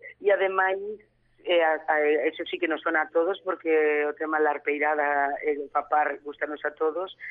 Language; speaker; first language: Galician; native; Galician